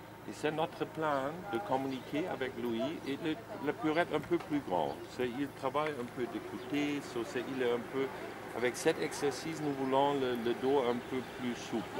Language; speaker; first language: French; non-native, learner; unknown